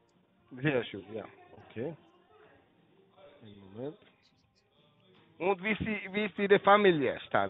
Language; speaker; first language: German; non-native, learner; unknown